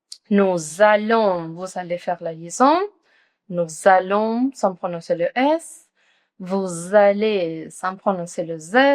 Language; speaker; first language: French; non-native, fluent; Spanish